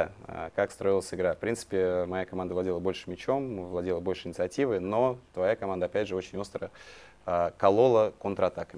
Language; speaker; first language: Russian; native; Russian